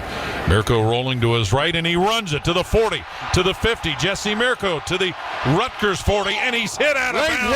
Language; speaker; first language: English; native; English